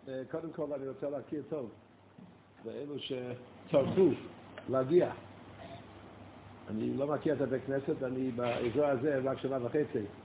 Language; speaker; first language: Hebrew; non-native, fluent; English